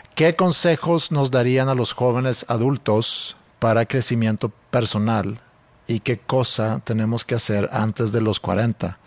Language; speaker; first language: Spanish; non-native, fluent; Swedish